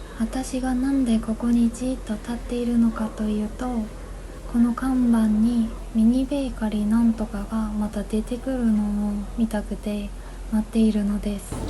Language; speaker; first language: Japanese; non-native, fluent; Korean